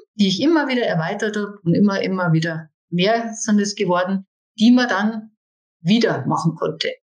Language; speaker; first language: German; native; German